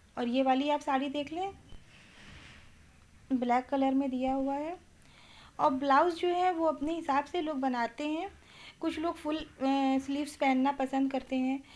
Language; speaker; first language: Hindi; native; Hindi